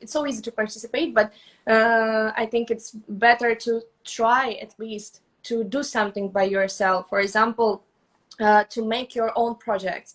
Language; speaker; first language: English; non-native, fluent; Russian